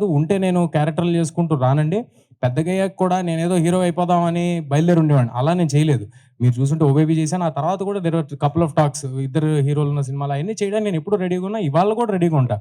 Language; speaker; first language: Telugu; native; Telugu